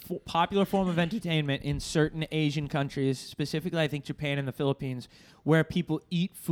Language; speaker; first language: English; native; English